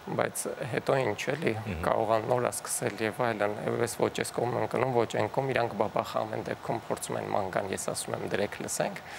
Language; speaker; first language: Armenian; native; Armenian